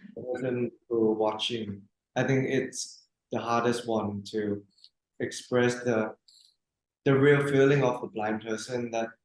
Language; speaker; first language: English; non-native, learner; Thai